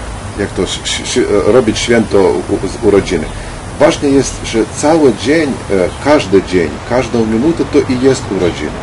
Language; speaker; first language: Polish; non-native, learner; Ukrainian